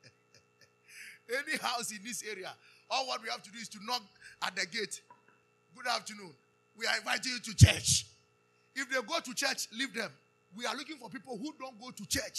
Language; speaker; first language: English; non-native, local second language; Akan